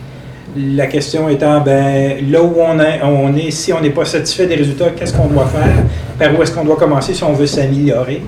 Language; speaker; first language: French; native; French